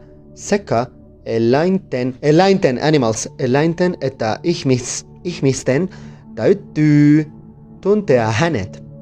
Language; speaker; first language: Finnish; non-native, learner; Spanish